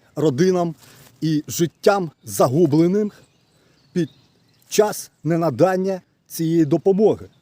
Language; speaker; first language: Ukrainian; non-native, local second language; Russian